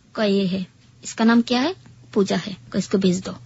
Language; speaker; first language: Hindi; non-native, learner; Bangla